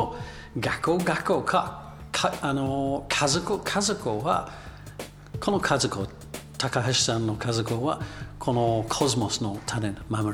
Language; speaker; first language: Japanese; non-native, learner; English